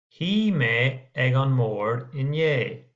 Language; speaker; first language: Irish; non-native, local second language; English